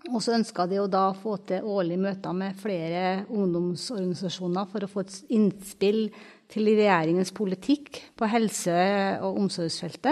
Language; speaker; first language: Norwegian; native; Norwegian